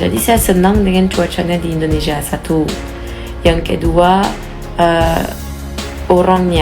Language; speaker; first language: Indonesian; non-native, fluent; French